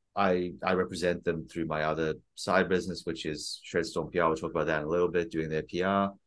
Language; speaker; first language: English; native; English